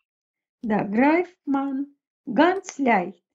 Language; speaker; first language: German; non-native, fluent; Russian